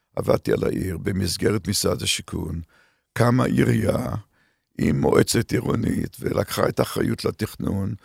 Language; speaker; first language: Hebrew; native; Hebrew